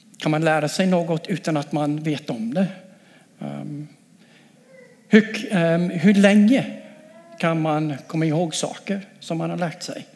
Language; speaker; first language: Swedish; non-native, fluent; English